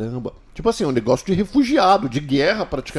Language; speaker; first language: Portuguese; native; Portuguese